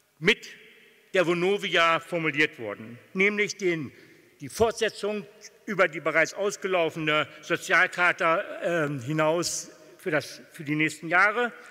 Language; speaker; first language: German; native; German